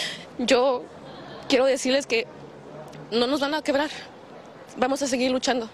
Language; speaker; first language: Spanish; native; Spanish